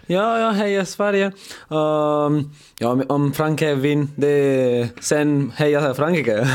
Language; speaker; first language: Swedish; early bilingual, heritage; French